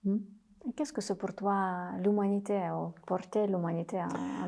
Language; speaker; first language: French; non-native, fluent; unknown